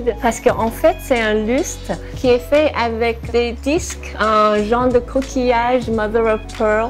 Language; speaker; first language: French; non-native, fluent; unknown